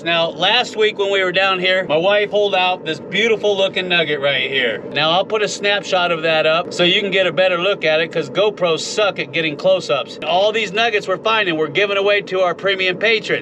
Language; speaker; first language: English; native; English